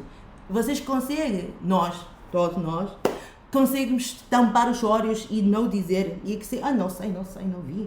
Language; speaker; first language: Portuguese; non-native, fluent; Chinese